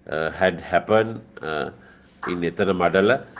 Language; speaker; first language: English; non-native, local second language; Sinhala